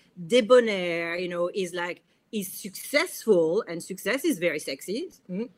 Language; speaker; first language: English; non-native, fluent; French